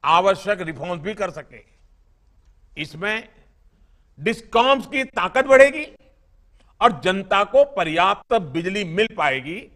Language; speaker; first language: Hindi; non-native, local second language; Gujarati